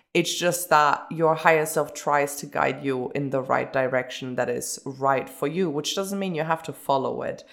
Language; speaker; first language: English; early bilingual, other home language; German